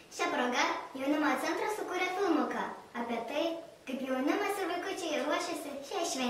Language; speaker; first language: Lithuanian; native; Lithuanian